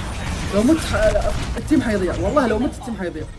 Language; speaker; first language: Arabic; native; Arabic